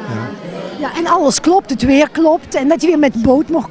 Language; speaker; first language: Dutch; native; Dutch